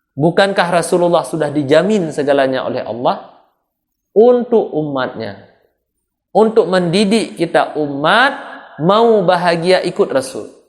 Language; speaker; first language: Malay; non-native, local second language; Achinese